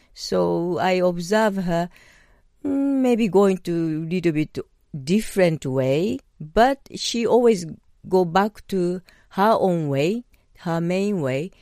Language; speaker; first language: English; non-native, learner; Japanese